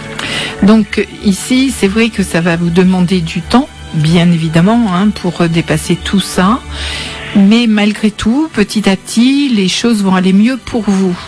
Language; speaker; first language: French; native; French